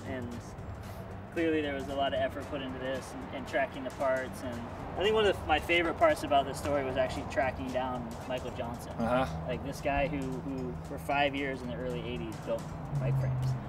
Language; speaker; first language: English; native; English